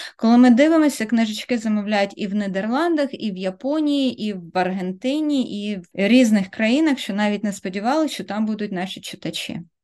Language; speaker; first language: Ukrainian; native; Ukrainian